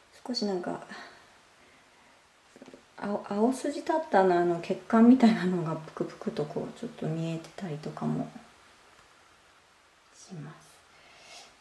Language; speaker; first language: Japanese; native; Japanese